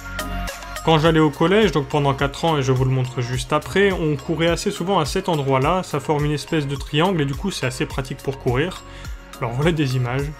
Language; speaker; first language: French; native; French